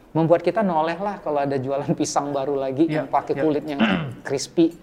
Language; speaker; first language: Indonesian; native; Indonesian